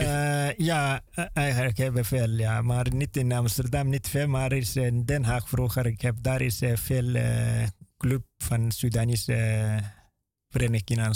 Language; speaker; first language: Dutch; non-native, learner; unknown